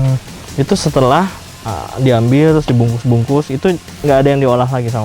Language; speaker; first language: Indonesian; native; Indonesian